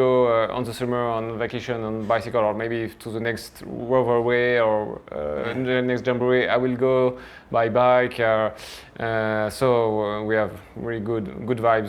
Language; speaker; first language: English; non-native, fluent; French